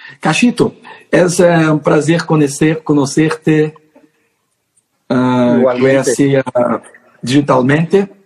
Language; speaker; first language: Spanish; non-native, learner; Portuguese